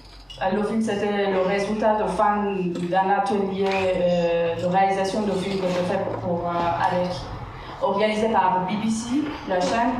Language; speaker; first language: French; non-native, fluent; Persian